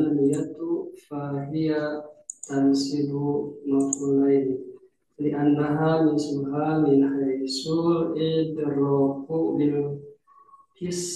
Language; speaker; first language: Arabic; non-native, learner; Indonesian